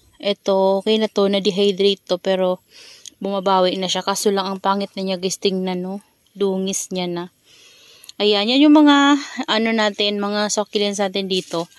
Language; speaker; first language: Filipino; native; Filipino